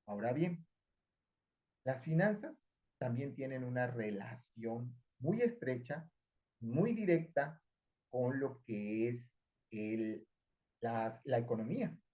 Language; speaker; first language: Spanish; native; Spanish